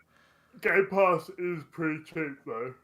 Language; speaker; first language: English; native; English